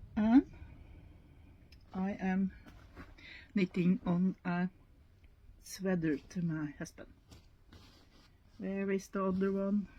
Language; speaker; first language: English; non-native, learner; Norwegian